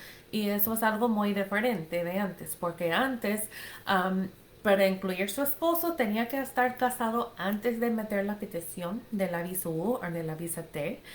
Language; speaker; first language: Spanish; non-native, fluent; English